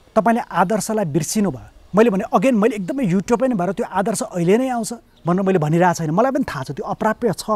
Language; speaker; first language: Nepali; native; Nepali